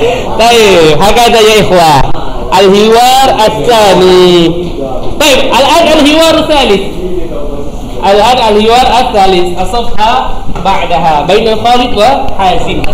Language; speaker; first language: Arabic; non-native, fluent; Indonesian